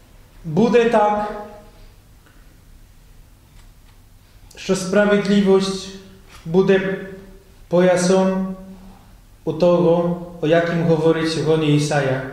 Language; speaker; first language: Ukrainian; non-native, fluent; Polish